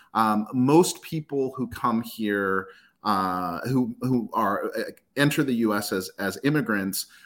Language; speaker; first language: English; native; English